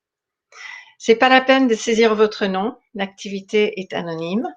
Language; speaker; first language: French; non-native, fluent; English